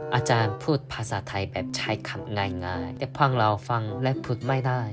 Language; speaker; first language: Thai; non-native, fluent; Korean